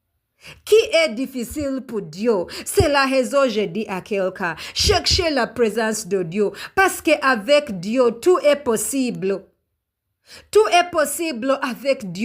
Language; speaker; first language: French; non-native, learner; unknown